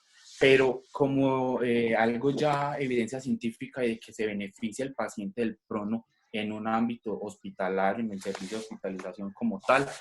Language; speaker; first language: Spanish; native; Spanish